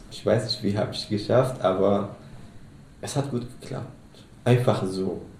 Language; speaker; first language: German; non-native, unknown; Arabic